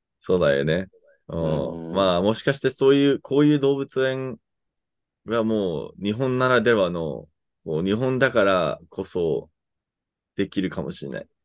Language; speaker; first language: Japanese; non-native, fluent; English